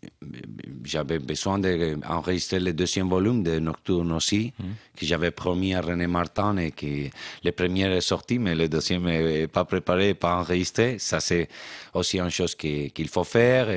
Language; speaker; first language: French; non-native, fluent; Spanish